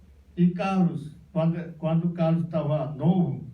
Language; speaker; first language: Portuguese; non-native, local second language; Yanomámi